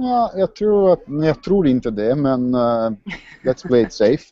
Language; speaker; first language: Swedish; non-native, fluent; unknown